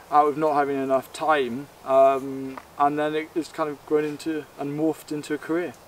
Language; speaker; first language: English; native; English